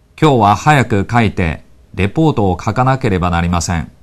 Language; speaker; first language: Japanese; non-native, fluent; Chinese